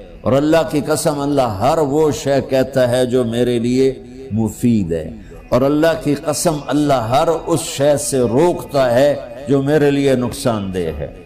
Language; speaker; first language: Urdu; non-native, local second language; Punjabi